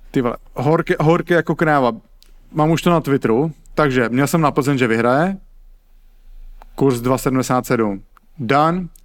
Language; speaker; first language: Czech; native; Czech